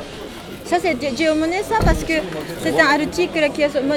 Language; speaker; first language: French; non-native, learner; Japanese